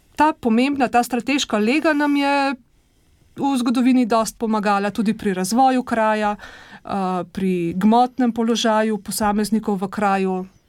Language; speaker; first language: Slovenian; native; Slovenian